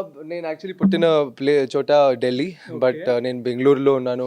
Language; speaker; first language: Telugu; non-native, fluent; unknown